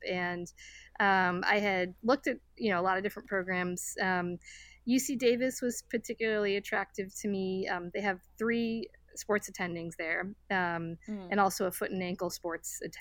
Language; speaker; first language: English; native; English